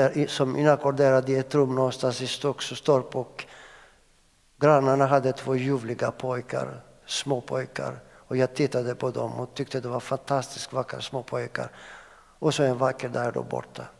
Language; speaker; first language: Swedish; non-native, fluent; Greek